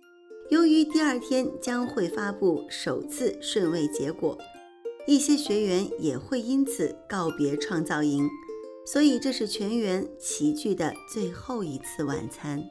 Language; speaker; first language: Chinese; native; Chinese